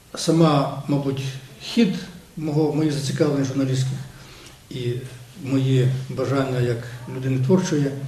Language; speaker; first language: Ukrainian; native; Ukrainian